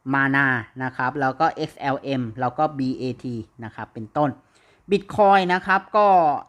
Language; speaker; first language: Thai; native; Thai